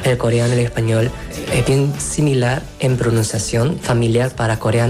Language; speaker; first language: Spanish; non-native, fluent; Korean